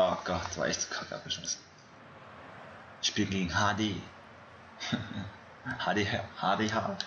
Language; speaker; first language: German; native; German